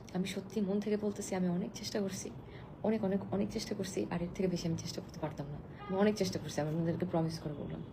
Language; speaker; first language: Bangla; native; Bangla